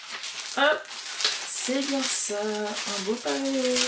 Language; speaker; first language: French; native; French